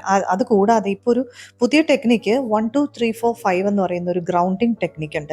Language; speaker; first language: Malayalam; native; Malayalam